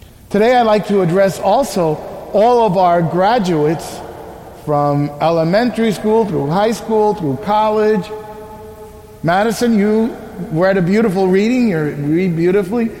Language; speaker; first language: English; early bilingual, other home language; Spanish